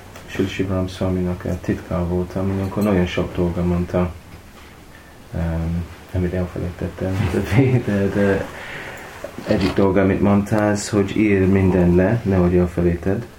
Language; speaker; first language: Hungarian; non-native, learner; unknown